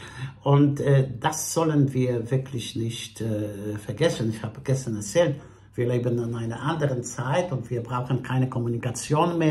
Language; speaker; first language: German; non-native, fluent; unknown